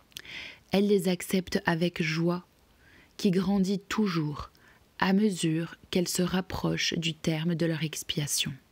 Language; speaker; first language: French; native; French